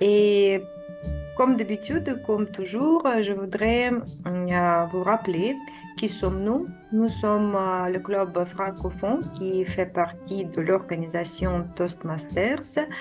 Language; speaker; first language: French; non-native, fluent; Russian